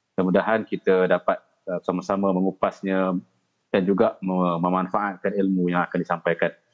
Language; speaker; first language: Malay; native; Malay